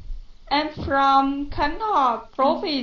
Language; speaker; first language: English; non-native, learner; Vietnamese